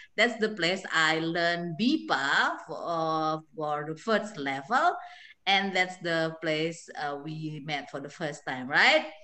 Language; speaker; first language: English; non-native, fluent; Indonesian